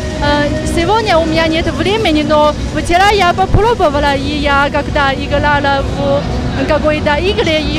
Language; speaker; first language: Russian; non-native, fluent; Chinese